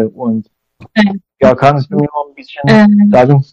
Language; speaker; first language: German; non-native, learner; Persian